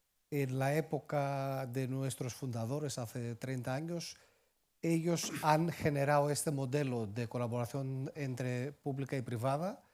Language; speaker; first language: Spanish; non-native, fluent; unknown